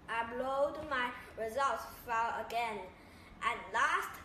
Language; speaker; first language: English; non-native, learner; Chinese